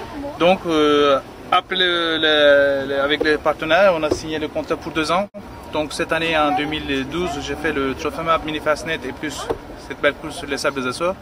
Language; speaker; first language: French; non-native, fluent; Turkish